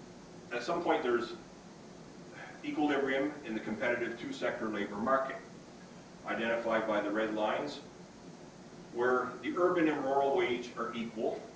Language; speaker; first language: English; native; English